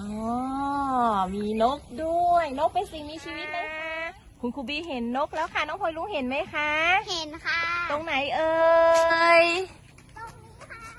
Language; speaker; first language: Thai; native; Thai